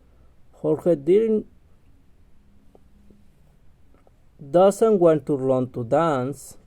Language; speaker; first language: English; non-native, learner; Spanish